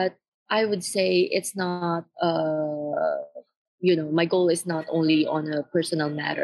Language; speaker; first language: English; non-native, local second language; Filipino